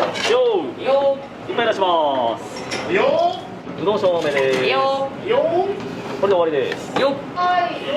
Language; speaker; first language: Japanese; native; Japanese